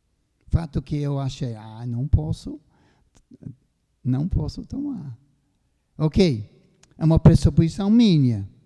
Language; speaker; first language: Portuguese; non-native, fluent; English